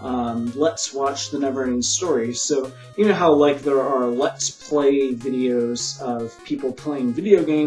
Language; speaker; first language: English; native; English